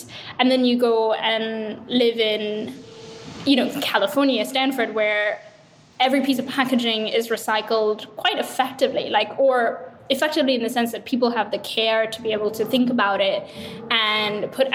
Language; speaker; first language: English; non-native, local second language; Sinhala